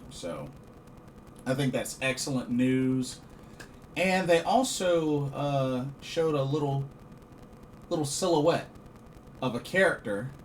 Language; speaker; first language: English; native; English